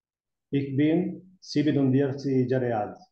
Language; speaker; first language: German; non-native, learner; Spanish